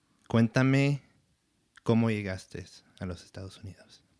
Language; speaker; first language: Spanish; early bilingual, heritage; Spanish